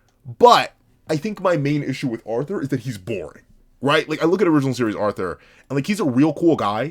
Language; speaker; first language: English; native; English